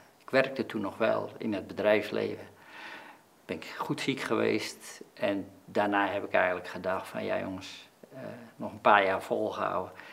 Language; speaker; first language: Dutch; native; Dutch